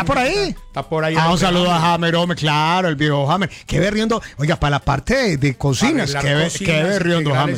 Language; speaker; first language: Spanish; native; Spanish